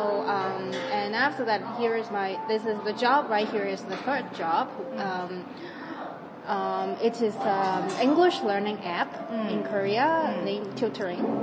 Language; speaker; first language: English; non-native, fluent; Cantonese